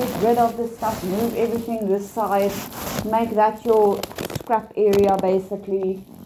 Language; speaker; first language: English; non-native, local second language; Afrikaans